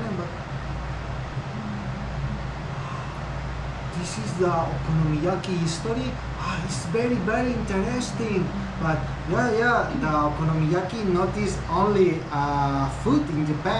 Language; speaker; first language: English; non-native, learner; Spanish